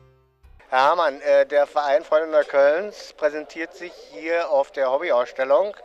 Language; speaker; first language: German; native; German